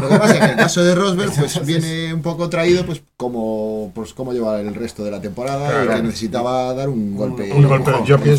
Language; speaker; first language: Spanish; native; Spanish